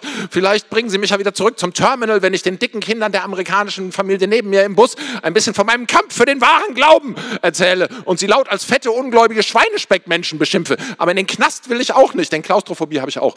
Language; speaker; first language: German; native; German